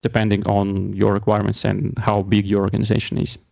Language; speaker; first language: English; non-native, fluent; Latvian